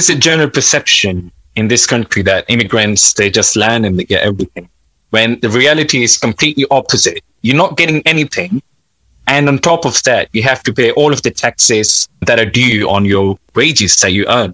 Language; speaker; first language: English; non-native, local second language; Urdu